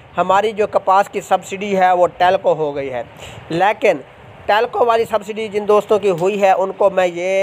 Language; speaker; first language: Urdu; native; Urdu